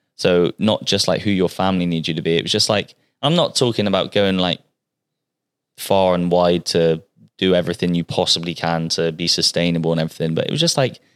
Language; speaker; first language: English; native; English